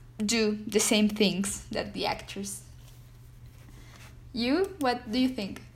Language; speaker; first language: English; non-native, learner; Spanish